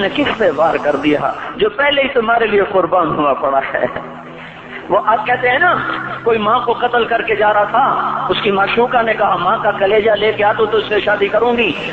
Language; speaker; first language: Urdu; non-native, local second language; Punjabi